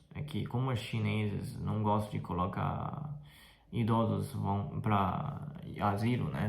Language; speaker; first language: Portuguese; non-native, fluent; Chinese